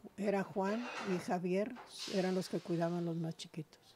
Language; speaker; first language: Spanish; native; Spanish